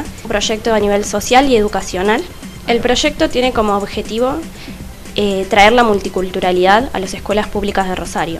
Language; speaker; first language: Spanish; native; Spanish